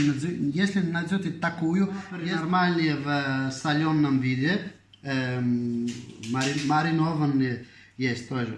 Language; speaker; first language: Russian; non-native, fluent; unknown